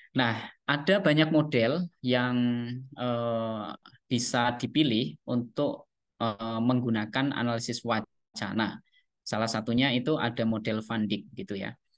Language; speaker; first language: Indonesian; non-native, local second language; Javanese